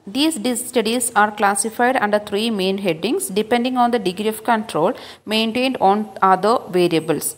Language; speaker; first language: English; non-native, local second language; Malayalam